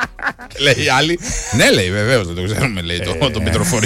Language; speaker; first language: Greek; native; Greek